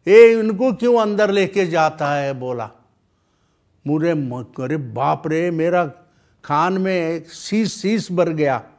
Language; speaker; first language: Hindi; non-native, local second language; Kannada